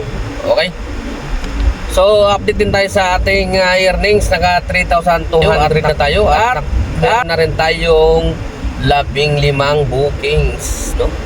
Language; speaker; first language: Filipino; native; Filipino